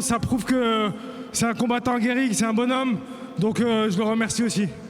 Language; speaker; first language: French; native; French